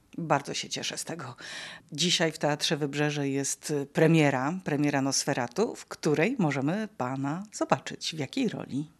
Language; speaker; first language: Polish; native; Polish